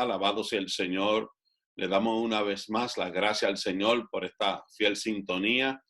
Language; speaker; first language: Spanish; native; Spanish